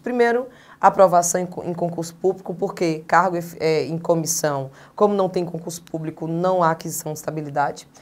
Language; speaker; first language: Portuguese; native; Portuguese